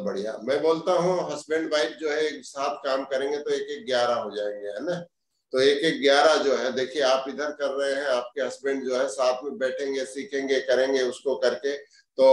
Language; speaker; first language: Hindi; native; Hindi